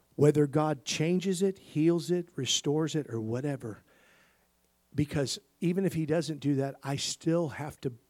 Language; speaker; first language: English; native; English